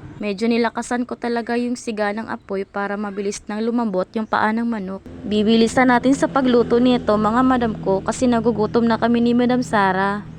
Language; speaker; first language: Filipino; non-native, local second language; Cebuano